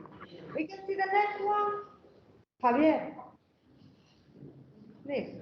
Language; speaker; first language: English; non-native, learner; Spanish